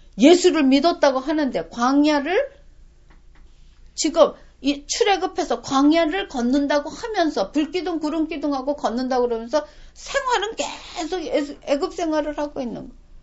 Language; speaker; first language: Korean; native; Korean